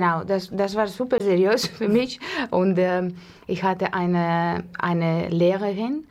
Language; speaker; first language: German; non-native, fluent; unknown